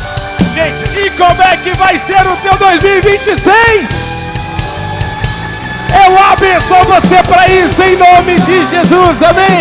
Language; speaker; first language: Portuguese; native; Portuguese